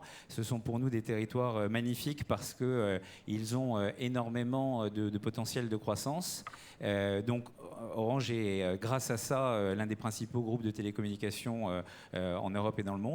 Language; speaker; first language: French; native; French